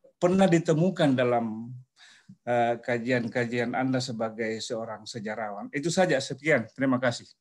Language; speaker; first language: Indonesian; native; Indonesian